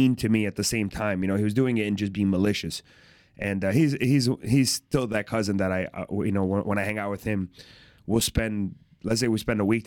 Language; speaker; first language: English; native; English